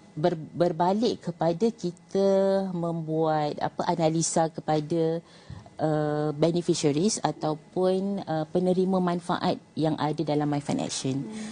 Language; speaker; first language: Malay; native; Malay